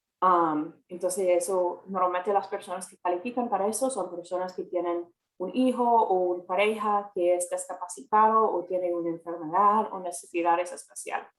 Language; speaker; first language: Spanish; non-native, fluent; English